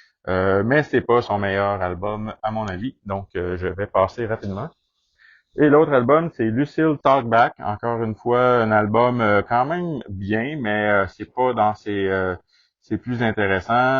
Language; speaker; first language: French; native; French